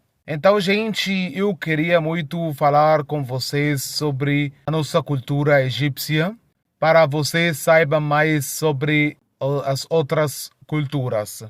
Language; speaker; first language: Portuguese; non-native, fluent; Arabic